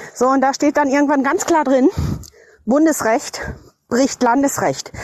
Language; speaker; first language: German; native; German